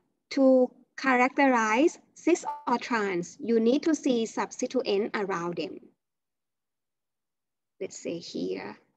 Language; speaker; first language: English; non-native, fluent; Thai